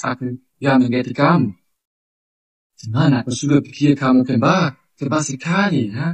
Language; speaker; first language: Indonesian; non-native, learner; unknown